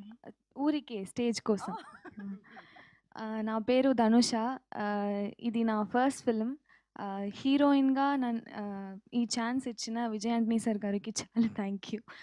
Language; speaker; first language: Telugu; non-native, learner; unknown